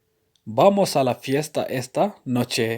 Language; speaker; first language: Spanish; non-native, fluent; Urdu